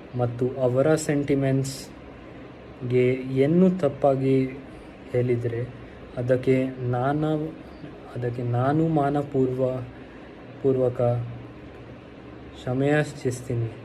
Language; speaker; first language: Kannada; non-native, learner; Hindi